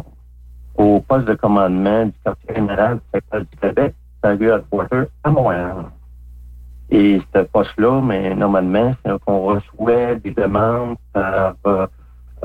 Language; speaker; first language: French; native; French